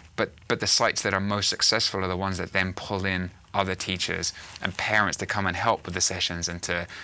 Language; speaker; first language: English; native; English